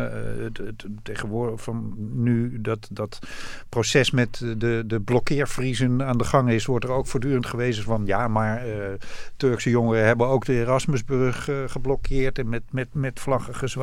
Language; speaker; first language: Dutch; native; Dutch